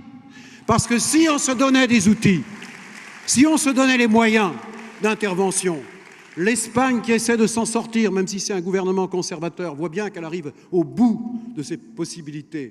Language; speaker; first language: French; native; French